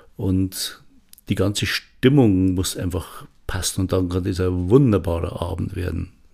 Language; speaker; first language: German; native; German